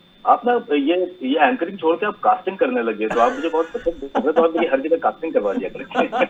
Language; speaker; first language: Hindi; native; Hindi